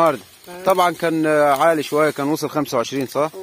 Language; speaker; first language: Arabic; native; Arabic